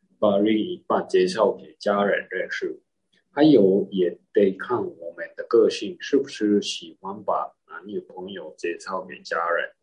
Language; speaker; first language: Chinese; non-native, learner; Japanese